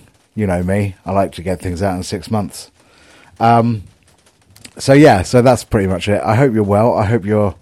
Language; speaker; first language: English; native; English